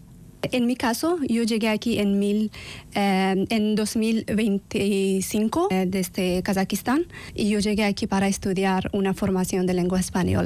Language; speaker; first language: Spanish; non-native, learner; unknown